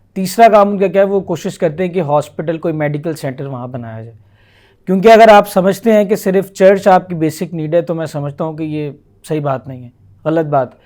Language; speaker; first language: Urdu; native; Urdu